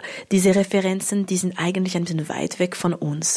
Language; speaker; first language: German; non-native, local second language; French